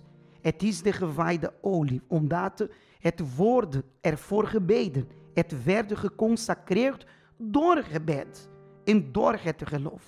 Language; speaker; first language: Dutch; non-native, fluent; Portuguese